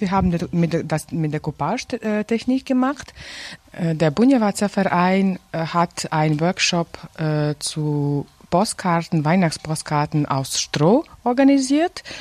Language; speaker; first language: German; non-native, fluent; Serbian